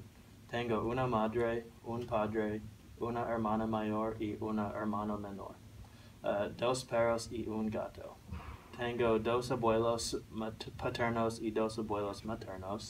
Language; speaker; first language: Spanish; non-native, learner; English